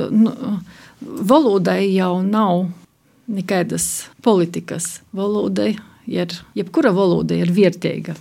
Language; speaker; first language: Latvian; native; Latvian